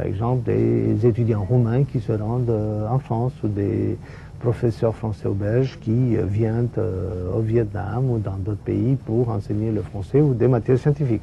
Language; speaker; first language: French; non-native, fluent; Romanian